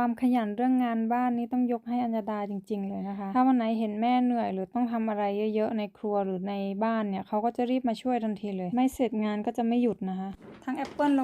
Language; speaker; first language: Thai; native; Thai